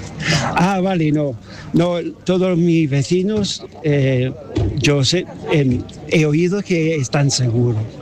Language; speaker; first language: Spanish; non-native, learner; English